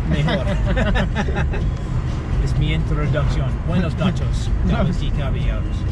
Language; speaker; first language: Spanish; non-native, learner; English